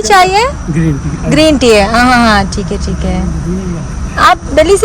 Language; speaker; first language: Hindi; non-native, local second language; Malayalam